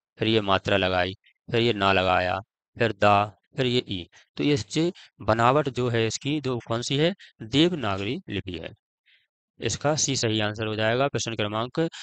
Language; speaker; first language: Hindi; native; Hindi